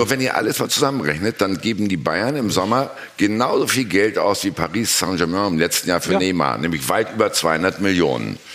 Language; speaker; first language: German; native; German